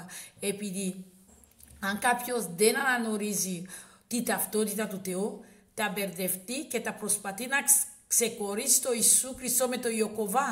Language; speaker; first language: Greek; non-native, learner; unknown